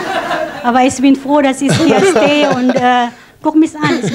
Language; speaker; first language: German; non-native, fluent; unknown